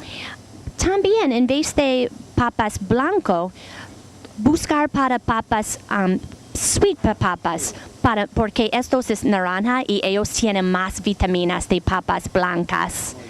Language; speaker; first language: Spanish; non-native, learner; English